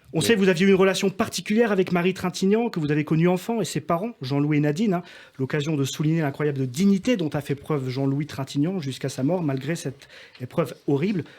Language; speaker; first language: French; native; French